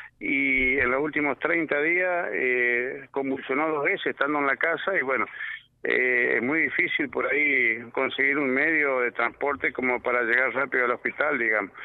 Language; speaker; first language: Spanish; native; Spanish